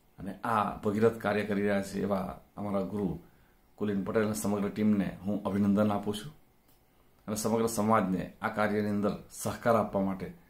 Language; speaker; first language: Gujarati; non-native, local second language; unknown